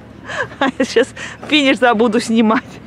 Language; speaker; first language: Russian; native; Russian